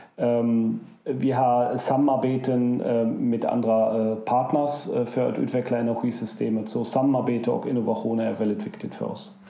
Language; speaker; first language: Swedish; non-native, fluent; German